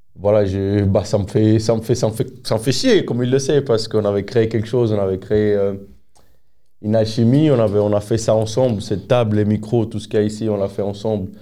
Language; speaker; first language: French; native; French